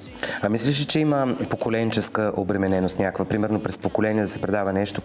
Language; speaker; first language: Bulgarian; native; Bulgarian